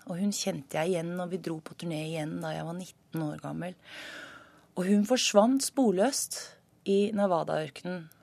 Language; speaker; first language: Norwegian; native; Norwegian